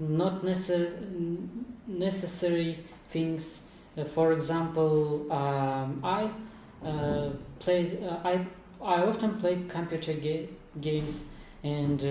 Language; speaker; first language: English; non-native, learner; Kazakh